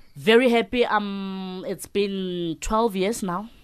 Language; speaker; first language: English; non-native, local second language; Southern Sotho